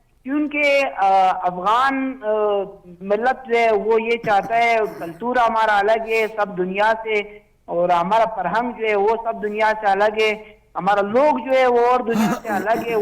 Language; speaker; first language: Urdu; non-native, learner; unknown